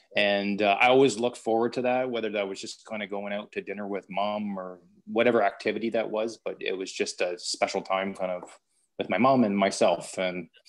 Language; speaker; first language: English; native; English